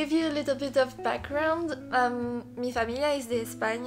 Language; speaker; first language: Spanish; early bilingual, heritage; French